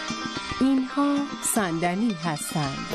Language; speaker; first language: Persian; non-native, learner; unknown